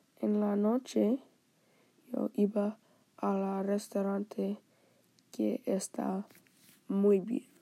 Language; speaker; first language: Spanish; non-native, learner; English